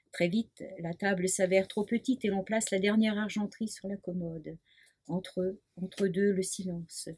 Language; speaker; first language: French; non-native, local second language; Swiss German